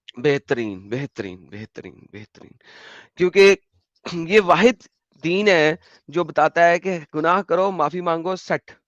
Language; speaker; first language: Urdu; non-native, local second language; Punjabi